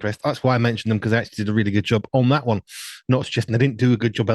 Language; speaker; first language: English; native; English